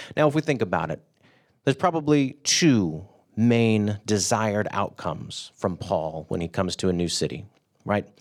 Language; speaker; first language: English; native; English